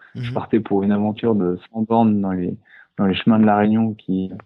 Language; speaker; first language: French; native; French